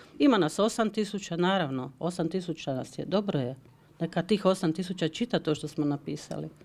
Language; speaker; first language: Croatian; early bilingual, heritage; Croatian